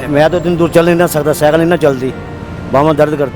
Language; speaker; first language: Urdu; non-native, local second language; Punjabi